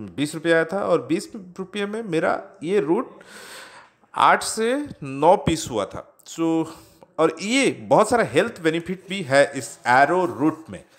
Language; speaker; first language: Hindi; non-native, local second language; Odia